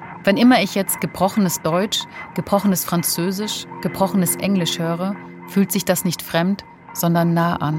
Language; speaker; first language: German; native; German